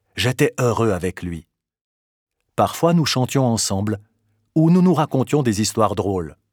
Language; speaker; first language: French; non-native, fluent; Albanian